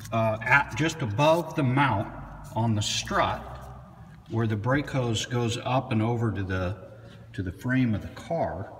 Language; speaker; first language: English; native; English